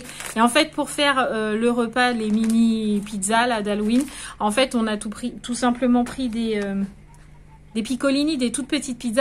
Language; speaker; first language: French; native; French